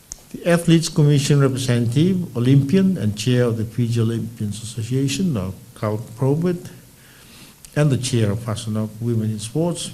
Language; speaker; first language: English; non-native, local second language; Fijian